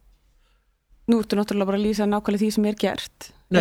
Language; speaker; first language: Icelandic; native; Icelandic